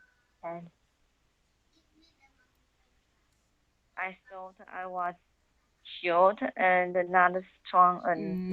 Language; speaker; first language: English; non-native, learner; Chinese